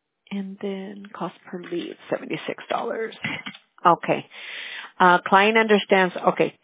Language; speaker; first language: English; early bilingual, other home language; Spanish